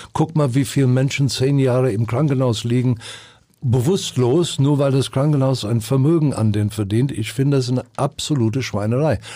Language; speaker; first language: German; non-native, fluent; English